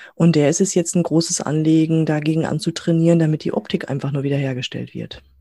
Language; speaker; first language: German; native; German